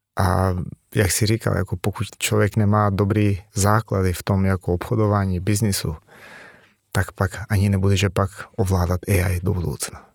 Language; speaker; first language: Czech; non-native, fluent; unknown